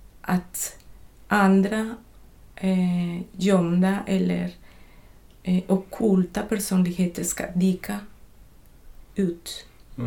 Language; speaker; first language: Swedish; non-native, fluent; Spanish